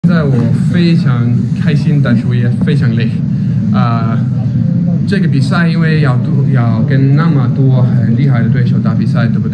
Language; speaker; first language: Chinese; non-native, fluent; Danish